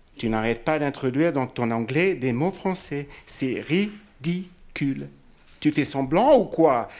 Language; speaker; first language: French; non-native, fluent; English